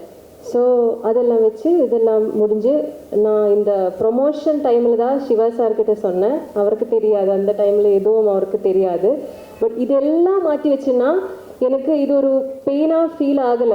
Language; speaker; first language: Tamil; non-native, learner; Malayalam